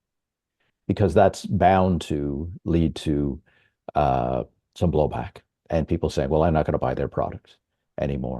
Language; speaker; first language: English; native; English